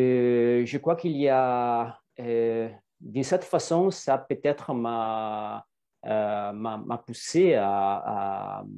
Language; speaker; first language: French; non-native, fluent; Italian